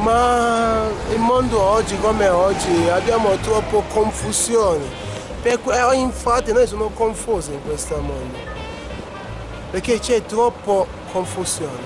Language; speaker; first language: Italian; non-native, local second language; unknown